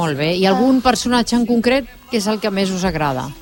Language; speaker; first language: Catalan; native; Catalan